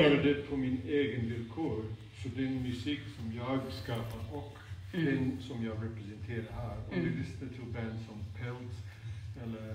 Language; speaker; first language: Swedish; non-native, fluent; English